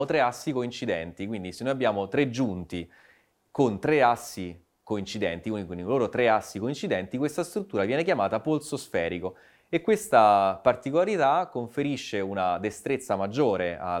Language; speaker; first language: Italian; native; Italian